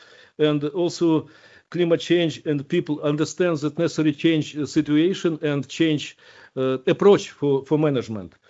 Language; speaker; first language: English; non-native, learner; Ukrainian